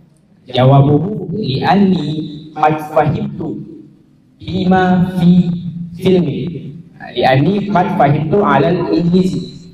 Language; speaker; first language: Arabic; non-native, learner; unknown